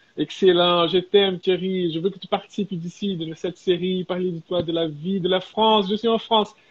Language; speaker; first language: French; non-native, fluent; Portuguese